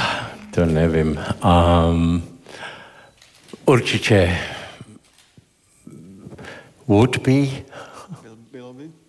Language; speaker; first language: Czech; non-native, learner; English